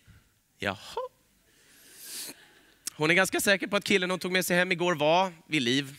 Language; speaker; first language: Swedish; native; Swedish